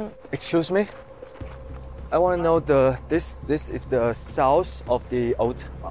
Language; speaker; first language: English; non-native, learner; Chinese